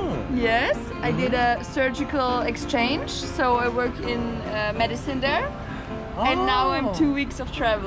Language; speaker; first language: English; non-native, fluent; German